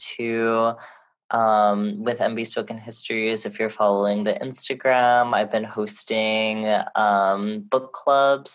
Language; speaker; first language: English; native; English